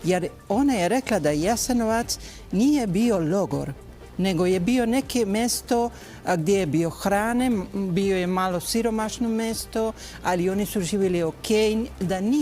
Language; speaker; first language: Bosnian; early bilingual, heritage; Bosnian